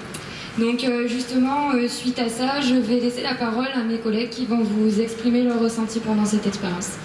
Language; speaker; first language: French; native; French